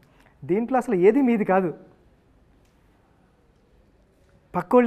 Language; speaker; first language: Telugu; native; Telugu